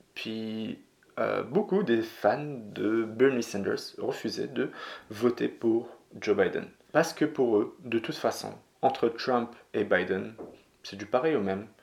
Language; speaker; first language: French; non-native, local second language; Arabic